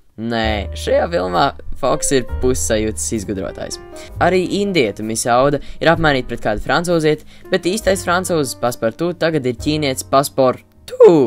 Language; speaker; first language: Latvian; native; Latvian